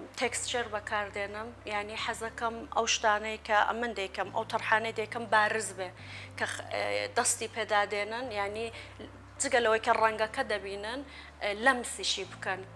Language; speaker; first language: Central Kurdish; native; Central Kurdish